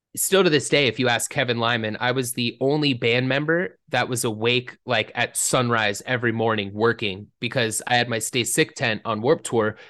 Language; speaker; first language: English; native; English